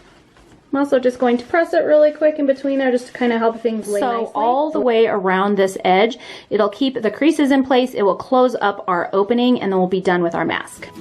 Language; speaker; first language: English; native; English